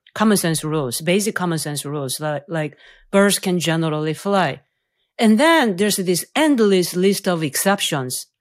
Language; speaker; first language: English; non-native, fluent; Korean